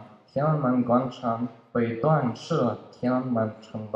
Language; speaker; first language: Chinese; non-native, learner; Russian